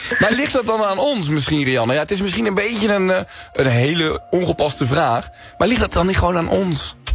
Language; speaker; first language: Dutch; early bilingual, other home language; Spanish